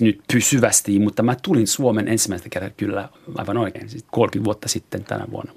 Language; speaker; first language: Finnish; non-native, fluent; French